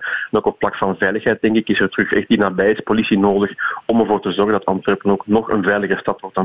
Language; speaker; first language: Dutch; native; Dutch